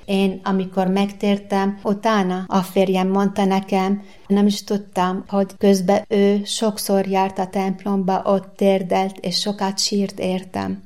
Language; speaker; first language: Hungarian; non-native, fluent; Arabic